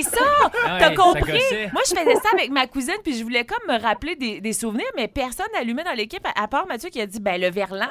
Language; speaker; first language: French; native; French